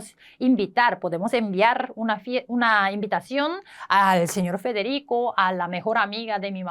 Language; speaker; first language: Spanish; non-native, fluent; Korean